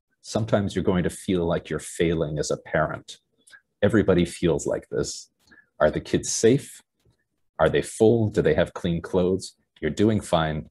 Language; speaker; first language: English; native; English